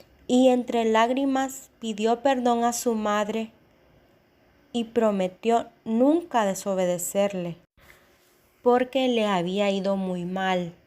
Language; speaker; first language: Spanish; native; Spanish